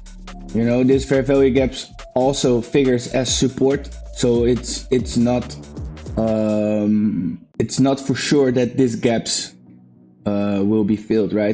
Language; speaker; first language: English; non-native, fluent; Dutch